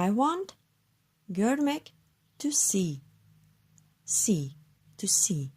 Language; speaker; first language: English; non-native, learner; Turkish